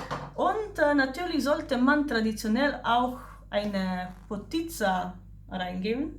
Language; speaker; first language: German; non-native, fluent; Slovenian